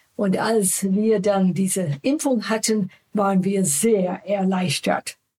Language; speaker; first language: German; non-native, fluent; English